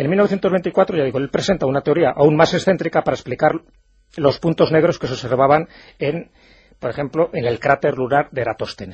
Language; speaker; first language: Spanish; native; Spanish